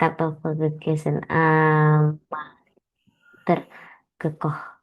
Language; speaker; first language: German; non-native, learner; Indonesian